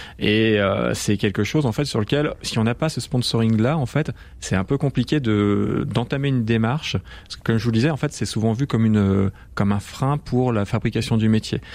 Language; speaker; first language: French; native; French